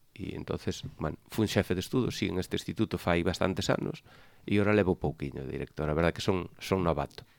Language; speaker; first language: Galician; native; Galician